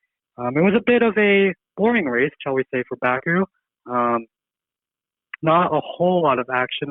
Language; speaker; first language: English; native; English